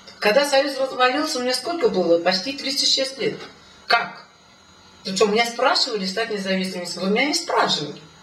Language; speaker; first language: Russian; non-native, local second language; Uzbek